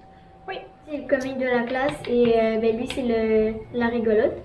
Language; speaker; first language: French; native; French